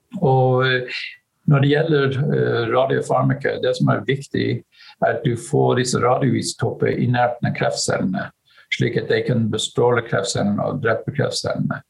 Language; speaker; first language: Norwegian; non-native, fluent; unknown